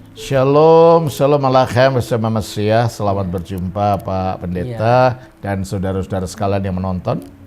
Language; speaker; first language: Indonesian; native; Indonesian